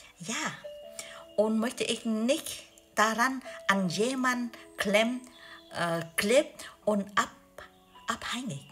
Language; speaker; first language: German; non-native, learner; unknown